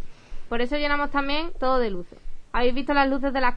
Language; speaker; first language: Spanish; native; Spanish